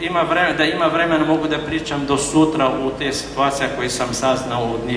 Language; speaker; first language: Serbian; non-native, fluent; Arabic